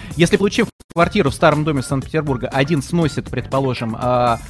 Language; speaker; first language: Russian; native; Russian